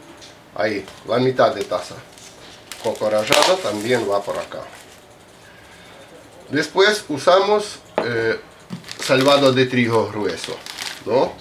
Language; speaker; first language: Spanish; non-native, fluent; Russian